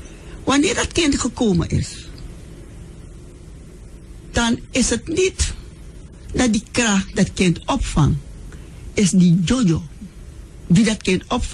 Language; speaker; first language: Dutch; non-native, local second language; Sranan Tongo